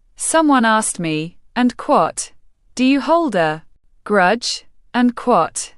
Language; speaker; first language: English; native; English